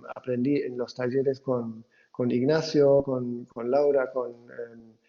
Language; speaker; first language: Spanish; non-native, fluent; German